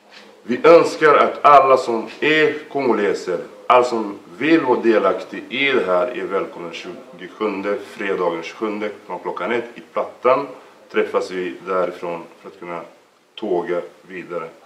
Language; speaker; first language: Swedish; early bilingual, other home language; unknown